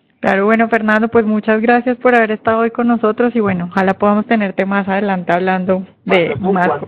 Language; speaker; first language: Spanish; native; Spanish